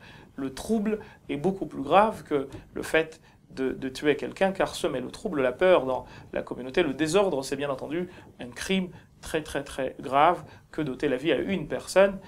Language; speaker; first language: French; non-native, local second language; Ngazidja Comorian